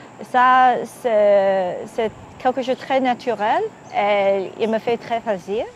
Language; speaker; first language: French; non-native, learner; Cantonese